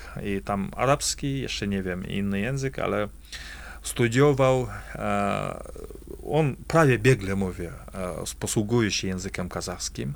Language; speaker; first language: Polish; non-native, fluent; Kazakh